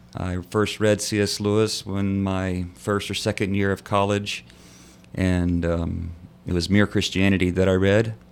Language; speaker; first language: English; native; English